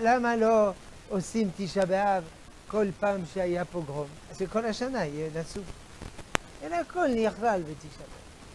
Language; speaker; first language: Hebrew; non-native, fluent; French